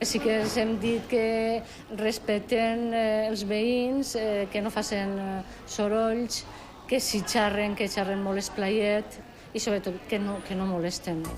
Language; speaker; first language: Catalan; native; Catalan